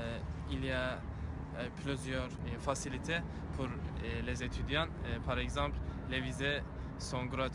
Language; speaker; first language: French; non-native, learner; Turkish